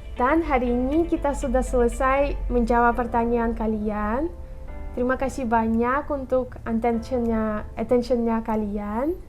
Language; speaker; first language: Indonesian; non-native, fluent; Russian